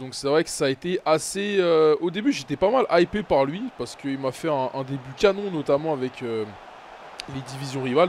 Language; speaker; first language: French; native; French